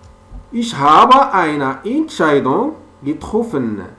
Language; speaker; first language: German; non-native, fluent; French